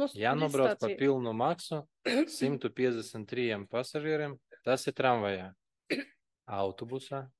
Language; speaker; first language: Latvian; non-native, local second language; Russian